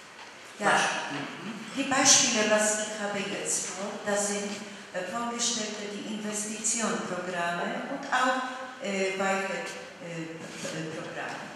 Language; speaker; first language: German; non-native, fluent; Polish